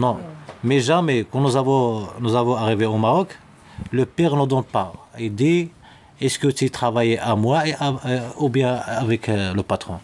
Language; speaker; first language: French; non-native, learner; Arabic